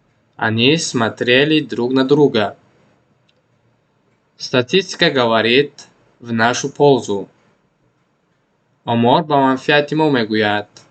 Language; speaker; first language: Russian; non-native, local second language; Tajik